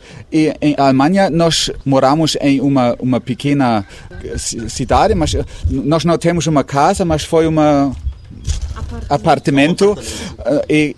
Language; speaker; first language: Portuguese; non-native, learner; German